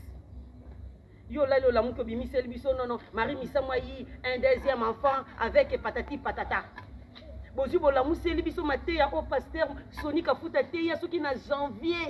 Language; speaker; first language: French; non-native, local second language; Lingala